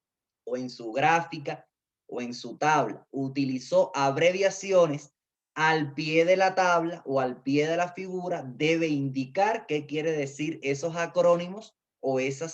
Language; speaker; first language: Spanish; native; Spanish